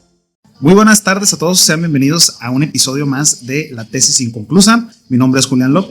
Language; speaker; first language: Spanish; native; Spanish